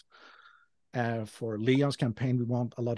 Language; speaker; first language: English; non-native, fluent; Swedish